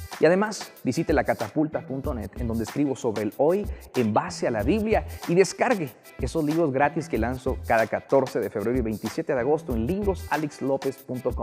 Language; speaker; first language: Spanish; native; Spanish